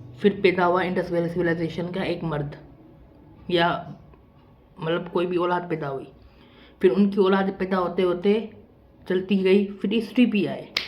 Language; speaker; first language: Urdu; non-native, local second language; Sindhi